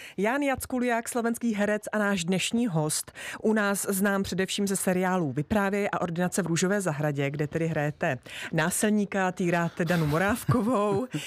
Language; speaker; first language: Czech; native; Czech